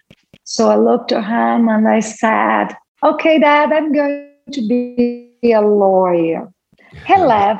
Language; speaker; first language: English; non-native, fluent; Portuguese